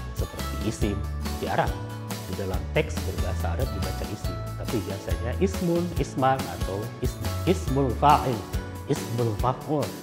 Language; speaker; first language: Indonesian; non-native, local second language; Sundanese